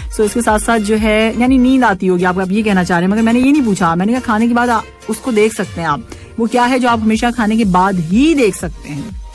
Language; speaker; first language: Urdu; native; Urdu